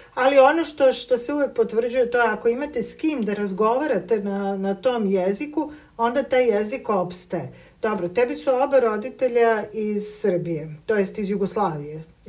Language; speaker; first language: Serbian; native; Serbian